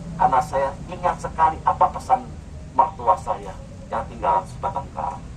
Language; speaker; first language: Indonesian; native; Indonesian